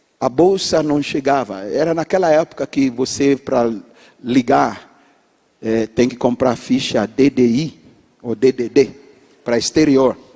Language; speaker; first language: Portuguese; non-native, fluent; English